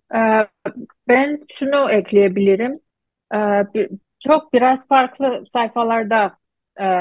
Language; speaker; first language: Turkish; non-native, fluent; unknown